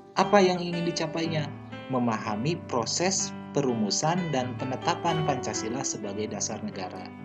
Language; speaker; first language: Indonesian; native; Indonesian